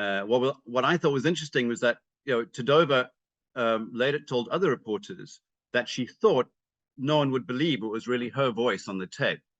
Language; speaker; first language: English; native; English